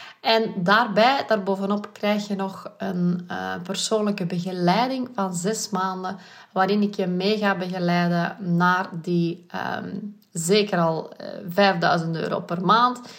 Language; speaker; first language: Dutch; native; Dutch